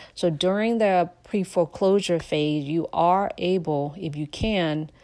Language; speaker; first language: English; non-native, fluent; Lao